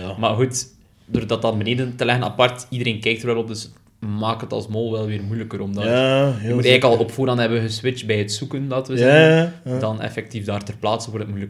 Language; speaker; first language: Dutch; native; Dutch